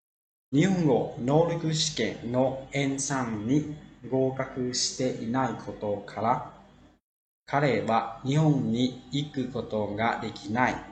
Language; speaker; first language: Japanese; non-native, fluent; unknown